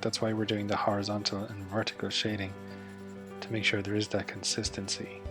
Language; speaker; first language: English; native; English